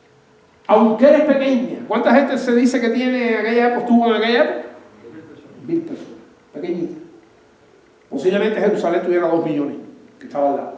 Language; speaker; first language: Spanish; native; Spanish